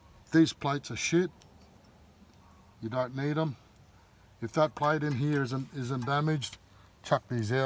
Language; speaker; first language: English; native; English